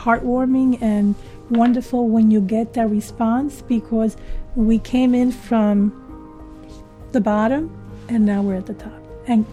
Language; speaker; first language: English; early bilingual, other home language; Spanish